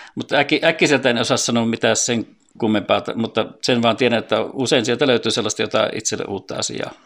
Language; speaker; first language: Finnish; native; Finnish